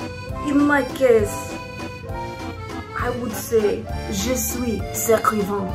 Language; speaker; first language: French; non-native, learner; English